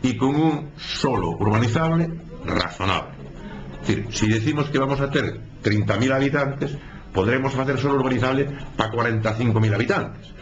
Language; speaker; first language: Spanish; non-native, local second language; Galician